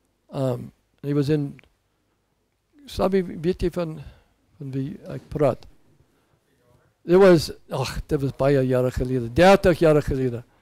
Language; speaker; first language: English; native; English